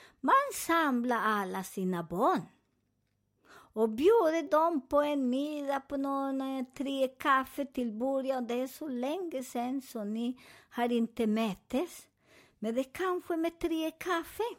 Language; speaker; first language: Swedish; non-native, fluent; Spanish